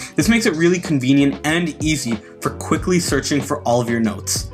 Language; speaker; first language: English; native; English